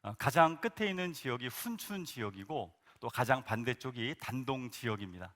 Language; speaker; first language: Korean; native; Korean